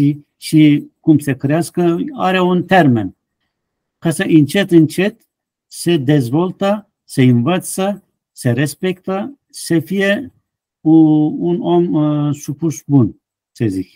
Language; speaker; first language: Romanian; non-native, fluent; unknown